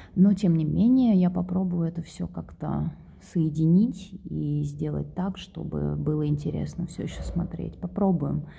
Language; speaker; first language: Russian; native; Russian